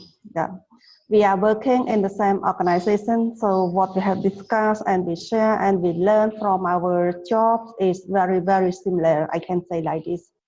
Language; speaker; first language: English; non-native, fluent; Khmer